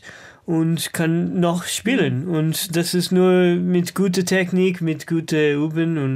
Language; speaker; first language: German; non-native, learner; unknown